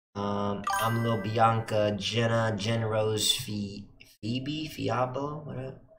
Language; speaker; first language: English; native; English